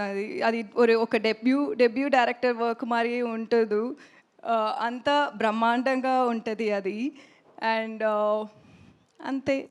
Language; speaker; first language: Telugu; non-native, learner; Tamil